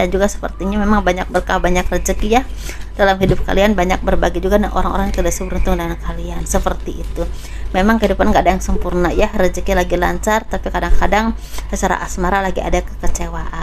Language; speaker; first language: Indonesian; native; Indonesian